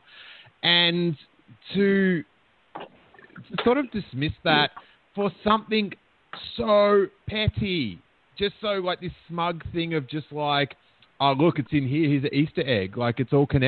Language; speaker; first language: English; native; English